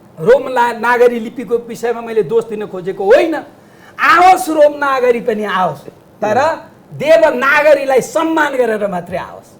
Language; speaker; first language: Nepali; native; Nepali